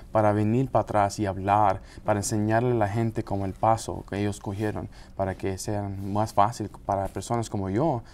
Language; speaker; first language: Spanish; non-native, local second language; English